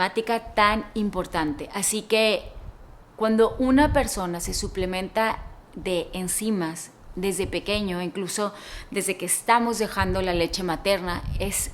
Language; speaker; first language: Spanish; native; Spanish